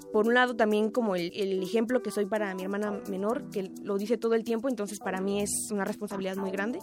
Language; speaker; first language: Spanish; native; Spanish